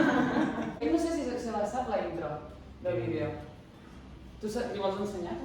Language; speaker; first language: Catalan; native; Catalan